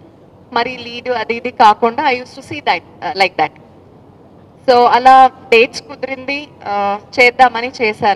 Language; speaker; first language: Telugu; non-native, fluent; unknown